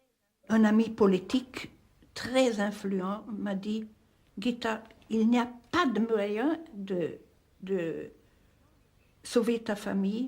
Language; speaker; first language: French; non-native, fluent; Hungarian